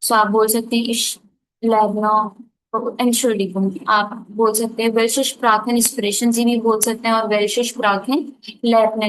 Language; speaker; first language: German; non-native, learner; Hindi